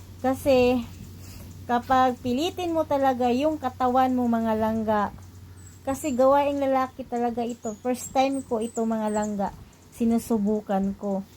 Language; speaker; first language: Filipino; non-native, local second language; Cebuano